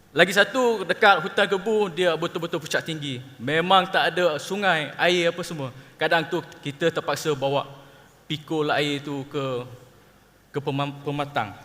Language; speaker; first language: Malay; non-native, local second language; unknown